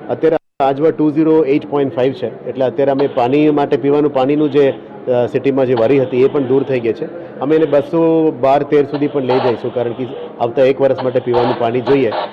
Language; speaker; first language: Gujarati; non-native, local second language; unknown